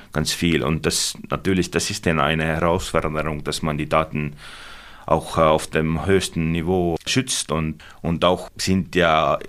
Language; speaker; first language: German; non-native, fluent; Estonian